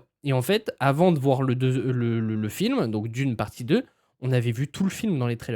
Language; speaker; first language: French; native; French